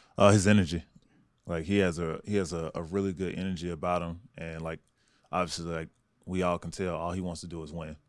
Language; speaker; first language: English; native; English